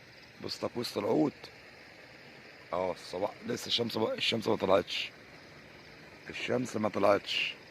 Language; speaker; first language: Arabic; native; Arabic